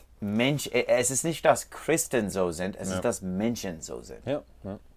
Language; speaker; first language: German; non-native, learner; English